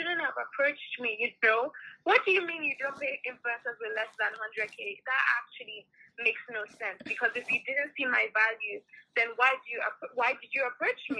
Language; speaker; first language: English; non-native, local second language; Yoruba